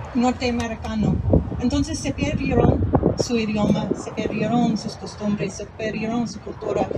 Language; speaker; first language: Spanish; non-native, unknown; English